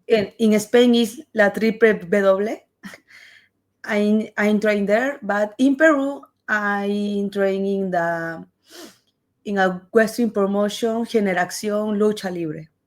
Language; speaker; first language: English; non-native, learner; Spanish